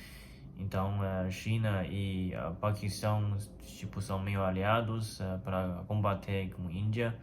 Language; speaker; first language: Portuguese; non-native, fluent; Chinese